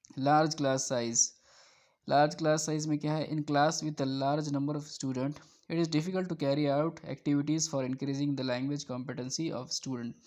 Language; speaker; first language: Urdu; native; Urdu